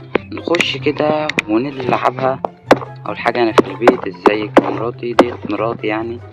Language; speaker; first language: Arabic; native; Arabic